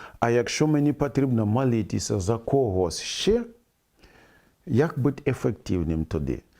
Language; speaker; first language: Ukrainian; non-native, fluent; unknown